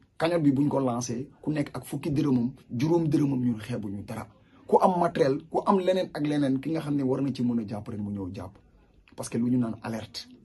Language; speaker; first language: Wolof; non-native, local second language; Jola-Fonyi